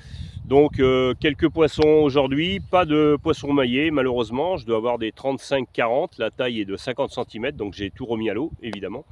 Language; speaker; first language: French; native; French